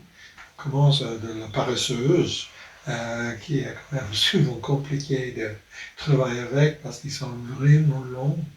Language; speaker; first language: French; non-native, fluent; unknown